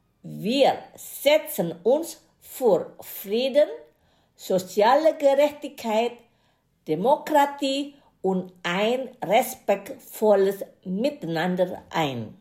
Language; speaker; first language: German; non-native, fluent; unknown